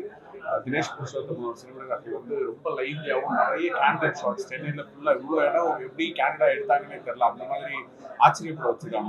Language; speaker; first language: Tamil; native; Tamil